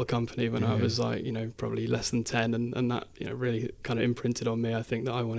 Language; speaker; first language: English; native; English